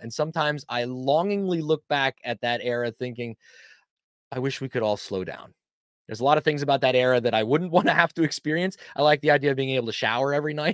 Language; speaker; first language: English; native; English